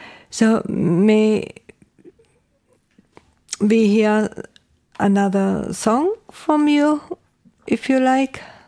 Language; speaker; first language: English; non-native, fluent; German